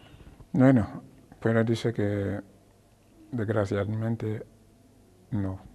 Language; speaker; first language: Spanish; non-native, learner; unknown